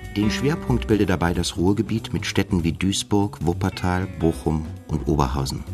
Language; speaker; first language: German; native; German